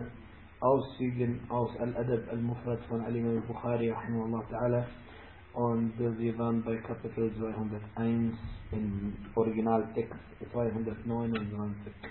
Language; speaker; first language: German; non-native, fluent; Arabic